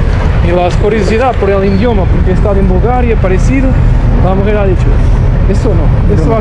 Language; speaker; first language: Spanish; non-native, learner; Portuguese